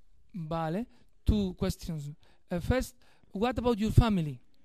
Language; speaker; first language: English; non-native, learner; Spanish